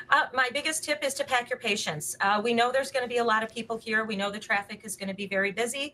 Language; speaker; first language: English; native; English